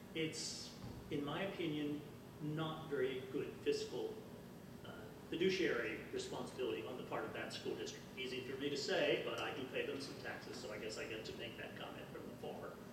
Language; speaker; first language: English; native; English